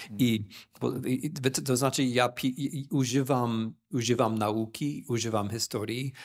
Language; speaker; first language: Polish; non-native, fluent; English